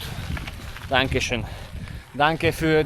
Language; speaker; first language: German; non-native, learner; Slovak